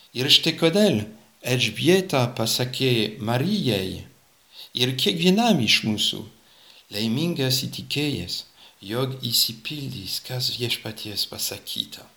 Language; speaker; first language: Lithuanian; non-native, fluent; French